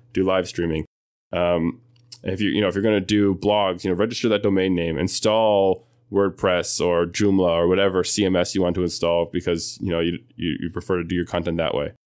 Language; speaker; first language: English; native; English